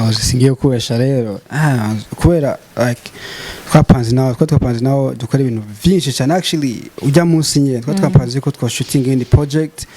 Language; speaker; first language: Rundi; early bilingual, heritage; Rundi